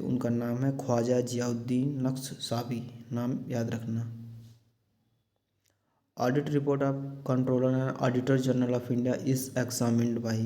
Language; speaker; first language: Hindi; native; Hindi